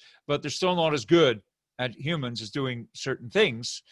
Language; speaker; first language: English; native; English